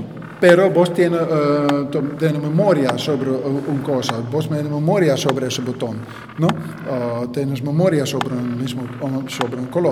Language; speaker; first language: Spanish; non-native, learner; Dutch